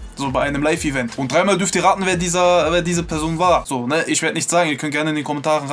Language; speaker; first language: German; native; German